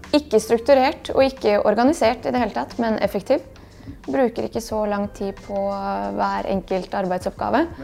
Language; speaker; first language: Norwegian; early bilingual, other home language; Bosnian